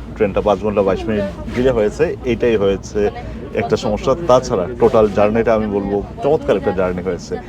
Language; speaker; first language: Bangla; native; Bangla